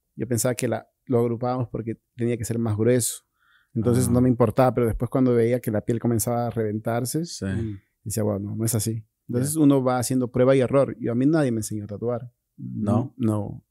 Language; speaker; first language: Spanish; native; Spanish